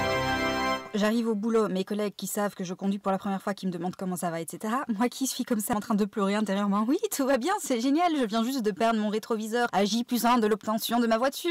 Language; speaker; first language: French; native; French